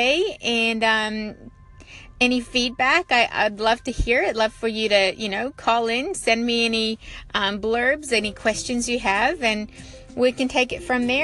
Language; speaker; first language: English; native; English